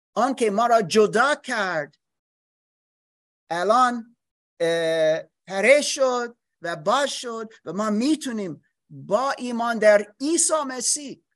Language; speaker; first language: Persian; non-native, learner; English